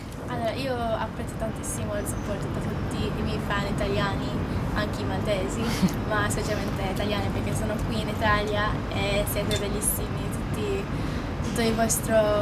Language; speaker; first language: Italian; non-native, fluent; Maltese